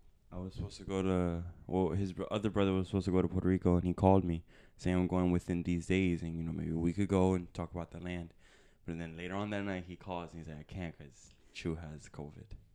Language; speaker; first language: English; early bilingual, other home language; Spanish